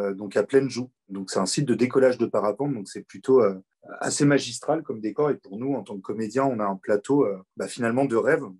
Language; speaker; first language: French; native; French